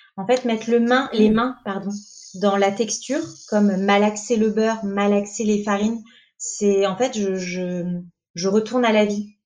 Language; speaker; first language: French; native; French